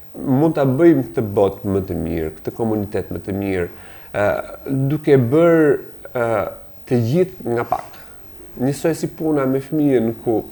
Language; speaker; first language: Albanian; native; Albanian